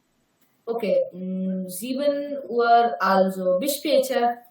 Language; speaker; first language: German; non-native, learner; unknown